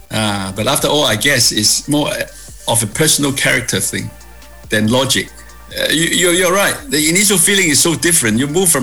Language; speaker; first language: English; non-native, local second language; Cantonese